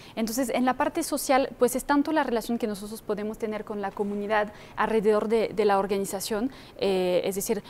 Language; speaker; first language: Spanish; non-native, fluent; French